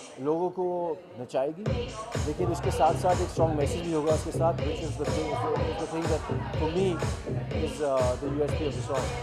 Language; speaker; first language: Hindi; native; Hindi